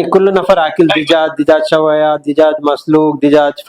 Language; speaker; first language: Arabic; non-native, learner; Telugu